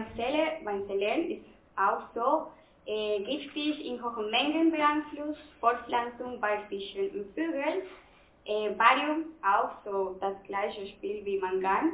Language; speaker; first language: German; non-native, fluent; Spanish